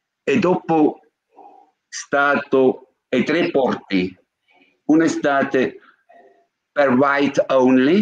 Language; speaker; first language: Italian; non-native, learner; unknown